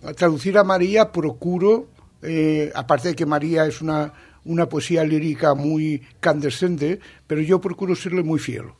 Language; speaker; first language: Spanish; non-native, local second language; Catalan